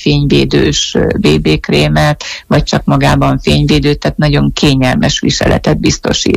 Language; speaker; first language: Hungarian; native; Hungarian